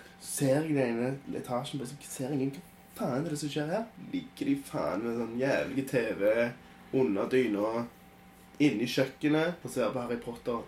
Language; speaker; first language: Norwegian; early bilingual, other home language; Polish